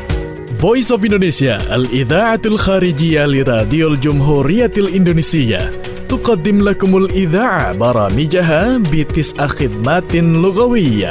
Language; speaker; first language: Arabic; non-native, fluent; Indonesian